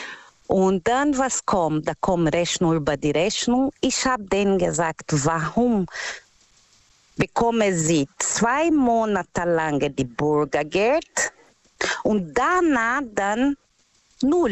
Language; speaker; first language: German; non-native, learner; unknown